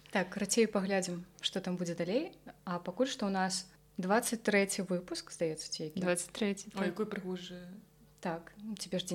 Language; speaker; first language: Belarusian; non-native, local second language; Russian